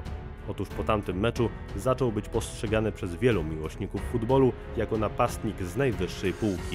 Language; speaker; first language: Polish; native; Polish